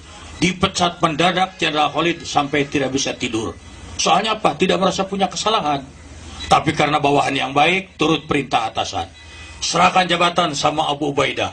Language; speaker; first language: Indonesian; non-native, local second language; Sundanese